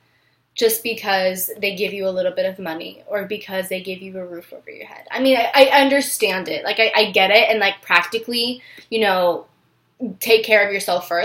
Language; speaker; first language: English; native; English